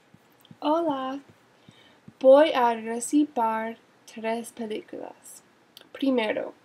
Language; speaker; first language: Spanish; non-native, learner; English